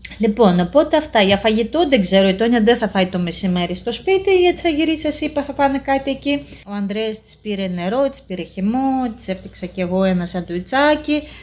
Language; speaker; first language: Greek; non-native, fluent; Russian